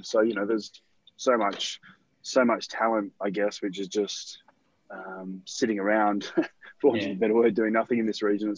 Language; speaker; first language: English; native; English